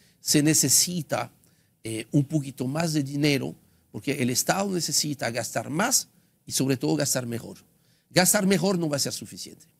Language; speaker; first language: Spanish; non-native, fluent; French